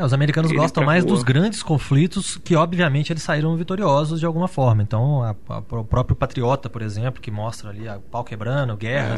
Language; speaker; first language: Portuguese; native; Portuguese